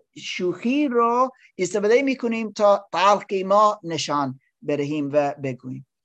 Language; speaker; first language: Persian; non-native, learner; English